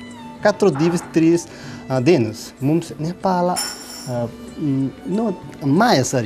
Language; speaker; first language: Latvian; non-native, learner; Nepali